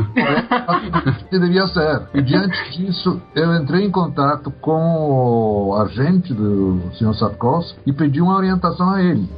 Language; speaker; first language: Portuguese; early bilingual, other home language; Polish